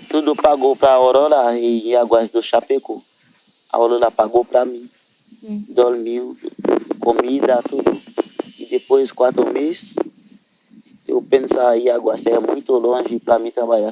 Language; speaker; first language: Portuguese; non-native, learner; Haitian Creole